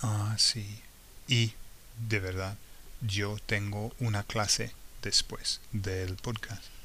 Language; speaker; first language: Spanish; non-native, fluent; English